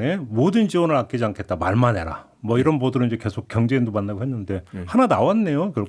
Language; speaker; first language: Korean; native; Korean